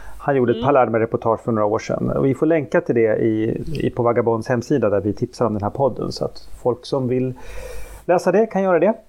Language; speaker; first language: Swedish; native; Swedish